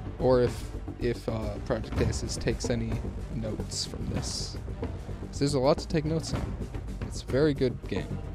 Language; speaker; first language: English; native; English